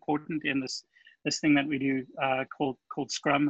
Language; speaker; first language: English; native; English